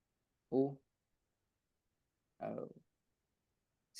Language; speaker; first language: French; non-native, learner; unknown